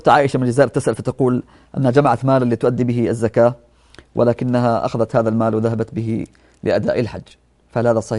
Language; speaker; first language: Arabic; native; Arabic